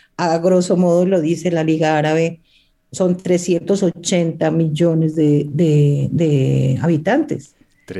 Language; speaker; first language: Spanish; native; Spanish